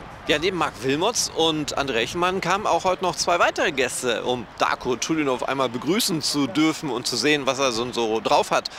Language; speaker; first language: German; native; German